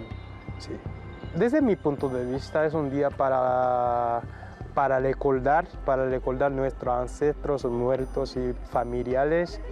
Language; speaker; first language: Spanish; non-native, learner; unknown